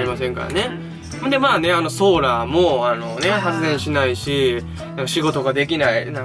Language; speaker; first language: Japanese; native; Japanese